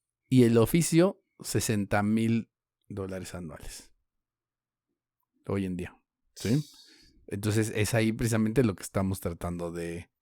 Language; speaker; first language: Spanish; native; Spanish